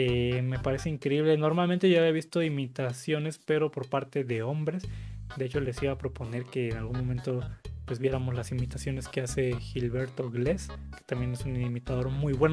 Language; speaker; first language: Spanish; native; Spanish